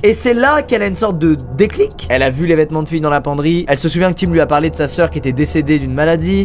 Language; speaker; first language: French; native; French